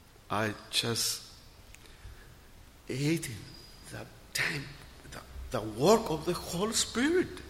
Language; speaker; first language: English; non-native, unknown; Spanish